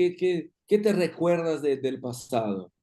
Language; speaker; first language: Spanish; non-native, fluent; Portuguese